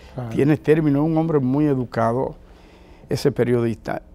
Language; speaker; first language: Spanish; native; Spanish